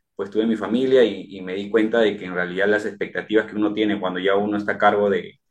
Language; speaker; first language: Spanish; native; Spanish